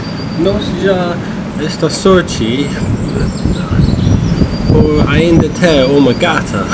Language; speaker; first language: Portuguese; non-native, learner; English